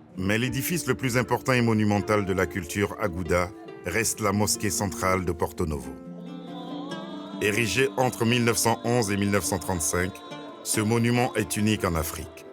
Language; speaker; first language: French; native; French